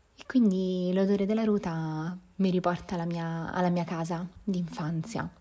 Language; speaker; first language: Italian; native; Italian